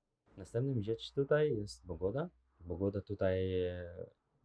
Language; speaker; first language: Polish; non-native, learner; Arabic